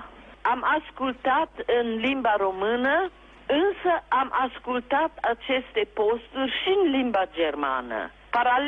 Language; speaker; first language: Romanian; non-native, local second language; German